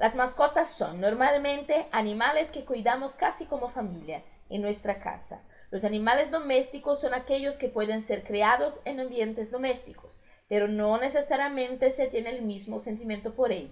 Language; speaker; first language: Spanish; non-native, fluent; Portuguese